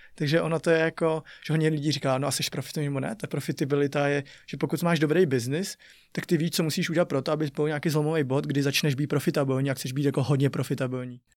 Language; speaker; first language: Czech; early bilingual, other home language; Chinese